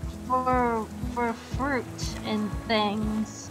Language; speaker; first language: English; native; English